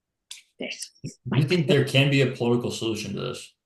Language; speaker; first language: English; native; English